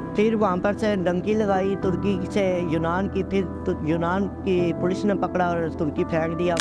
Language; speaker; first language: Urdu; non-native, local second language; Punjabi